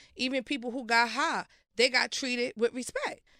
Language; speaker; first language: English; native; English